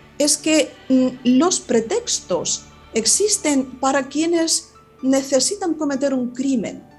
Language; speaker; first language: Spanish; non-native, fluent; Russian